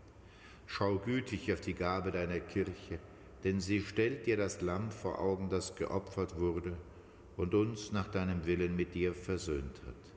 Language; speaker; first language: German; native; German